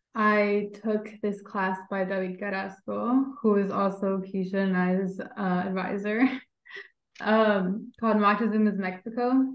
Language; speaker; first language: English; native; English